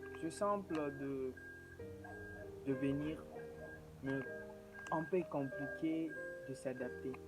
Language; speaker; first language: French; non-native, local second language; Lingala